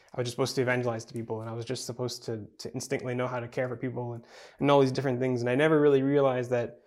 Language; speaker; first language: English; native; English